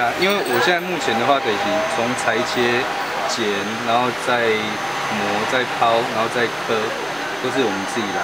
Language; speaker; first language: Chinese; native; Chinese